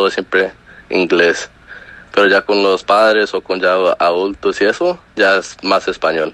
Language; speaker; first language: Spanish; early bilingual, heritage; Spanish